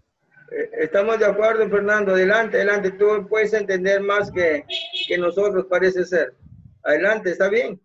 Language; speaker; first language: Spanish; native; Spanish